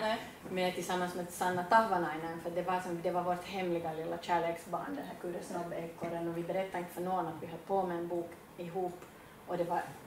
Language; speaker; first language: Swedish; native; Swedish